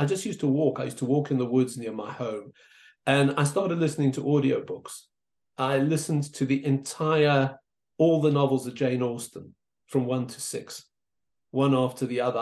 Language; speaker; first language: English; native; English